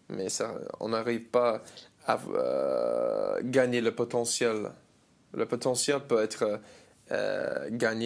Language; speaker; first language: French; non-native, learner; English